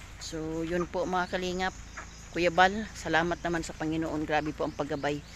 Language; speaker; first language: Filipino; non-native, local second language; Cebuano